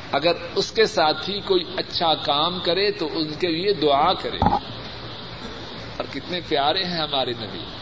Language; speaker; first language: Urdu; native; Urdu